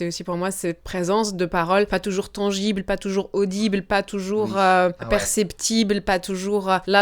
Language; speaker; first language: French; native; French